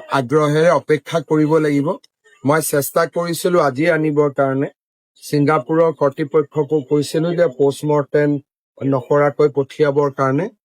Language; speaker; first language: Assamese; native; Assamese